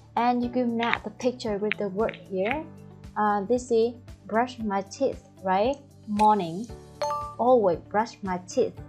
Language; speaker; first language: English; non-native, fluent; Vietnamese